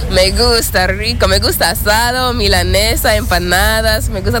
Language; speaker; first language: Spanish; non-native, learner; English